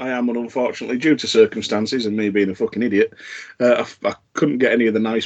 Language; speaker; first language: English; native; English